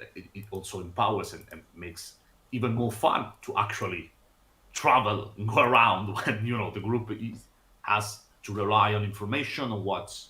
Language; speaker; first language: English; non-native, fluent; Italian